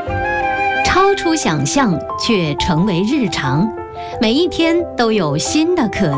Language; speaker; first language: Chinese; native; Chinese